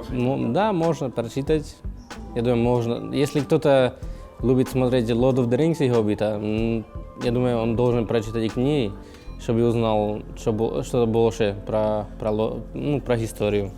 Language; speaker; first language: Russian; non-native, learner; Slovak